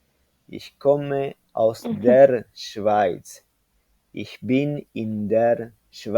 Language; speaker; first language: German; non-native, fluent; Spanish